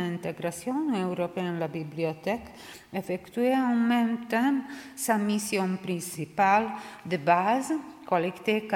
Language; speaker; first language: French; non-native, learner; Serbian